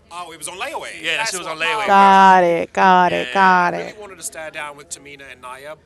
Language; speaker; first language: English; native; English